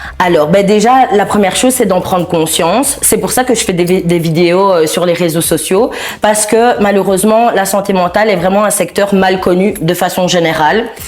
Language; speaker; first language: French; native; French